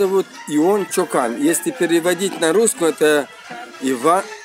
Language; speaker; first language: Russian; non-native, local second language; Romanian